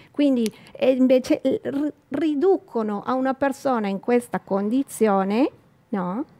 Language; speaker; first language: Italian; non-native, fluent; Spanish